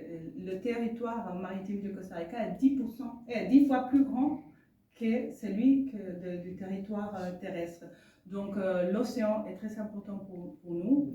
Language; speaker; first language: French; non-native, fluent; Spanish